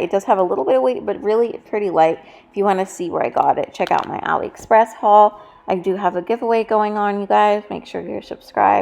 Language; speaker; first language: English; native; English